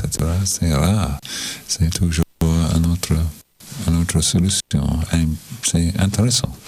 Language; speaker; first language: French; non-native, learner; English